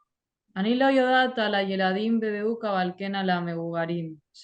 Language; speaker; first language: Hebrew; non-native, fluent; Spanish